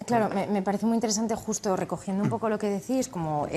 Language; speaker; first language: Spanish; native; Spanish